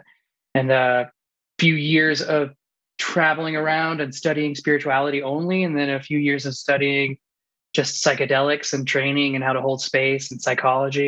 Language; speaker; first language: English; native; English